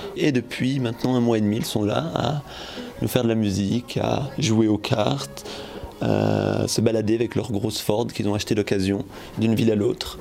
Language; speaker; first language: French; native; French